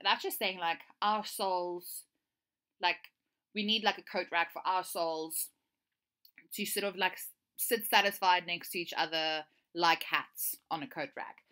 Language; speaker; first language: English; native; English